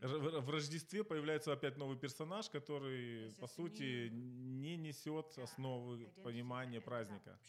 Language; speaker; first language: Russian; native; Russian